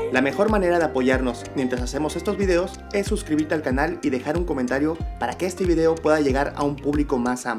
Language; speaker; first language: Spanish; native; Spanish